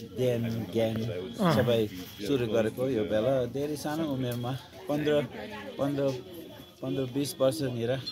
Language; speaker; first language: Nepali; non-native, fluent; English